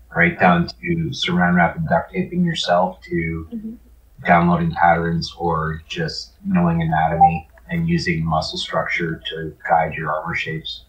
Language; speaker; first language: English; native; English